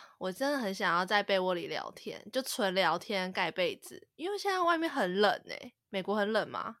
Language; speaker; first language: Chinese; native; Chinese